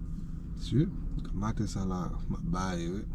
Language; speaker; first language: French; non-native, learner; Haitian Creole